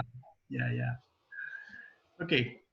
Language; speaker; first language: English; non-native, learner; Spanish